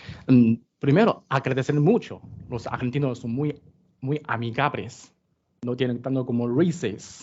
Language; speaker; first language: Spanish; non-native, learner; Chinese